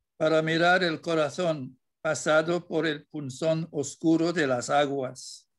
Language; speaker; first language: Spanish; non-native, fluent; English